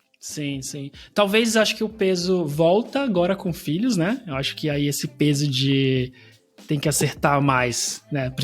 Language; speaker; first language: Portuguese; native; Portuguese